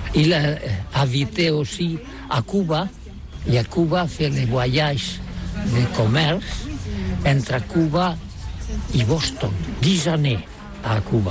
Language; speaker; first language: French; non-native, learner; Catalan